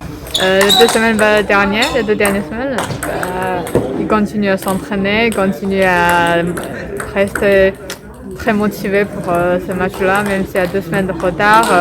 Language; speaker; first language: French; non-native, learner; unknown